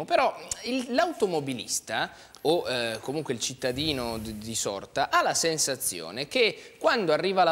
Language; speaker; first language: Italian; native; Italian